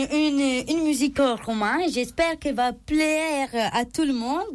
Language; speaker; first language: French; non-native, learner; Romanian